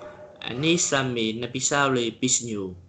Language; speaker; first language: Russian; non-native, learner; Vietnamese